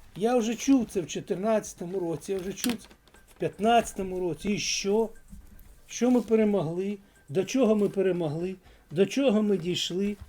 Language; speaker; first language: Ukrainian; non-native, local second language; Russian